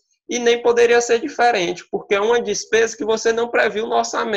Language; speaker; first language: Portuguese; native; Portuguese